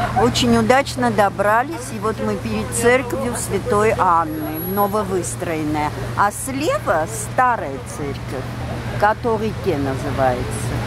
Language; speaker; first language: Russian; non-native, local second language; Armenian